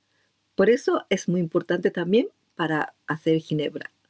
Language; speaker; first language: Spanish; non-native, learner; Japanese